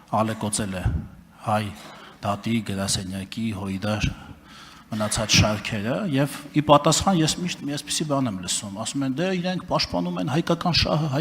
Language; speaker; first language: Armenian; native; Armenian